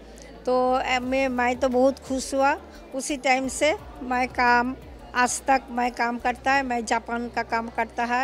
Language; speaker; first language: Hindi; non-native, local second language; Bangla